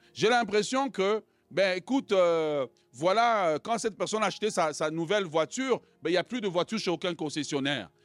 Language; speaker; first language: French; non-native, local second language; Lingala